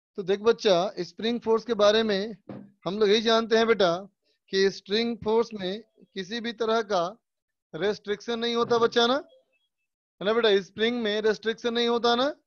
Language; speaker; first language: Hindi; native; Hindi